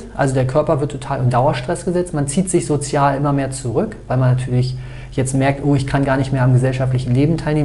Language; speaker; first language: German; native; German